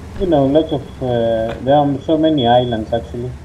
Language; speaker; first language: English; non-native, learner; Greek